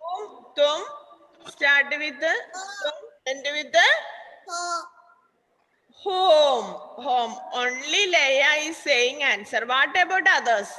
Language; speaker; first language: English; non-native, local second language; Malayalam